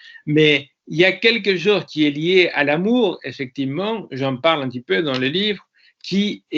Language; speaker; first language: French; non-native, fluent; Spanish